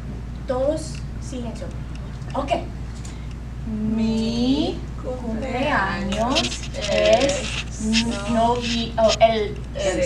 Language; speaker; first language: Spanish; non-native, learner; English